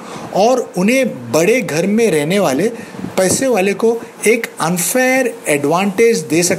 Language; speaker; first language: Hindi; native; Hindi